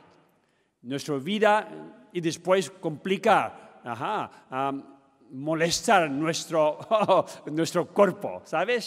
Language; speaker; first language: Spanish; non-native, learner; Tibetan